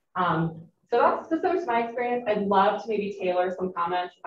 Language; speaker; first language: English; native; English